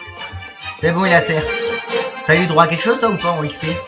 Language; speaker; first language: French; native; French